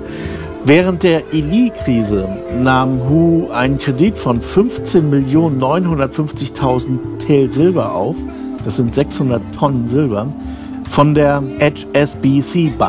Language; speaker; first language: German; native; German